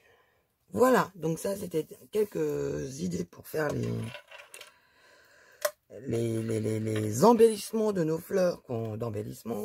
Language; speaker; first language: French; native; French